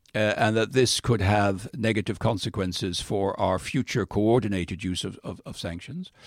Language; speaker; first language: English; native; English